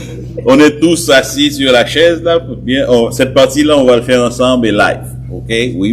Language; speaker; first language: French; native; French